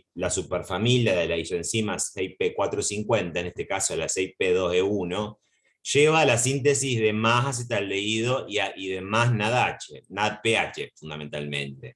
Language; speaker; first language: Spanish; native; Spanish